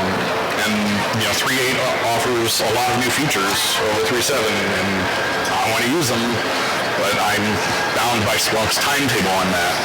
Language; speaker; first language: English; native; English